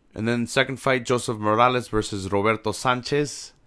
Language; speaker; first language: English; native; English